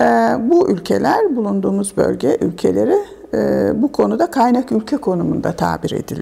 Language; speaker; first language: Turkish; native; Turkish